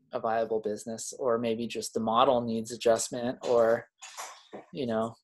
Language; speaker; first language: English; native; English